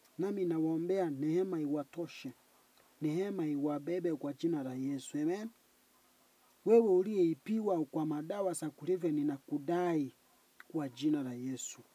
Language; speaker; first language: Swahili; non-native, local second language; Gusii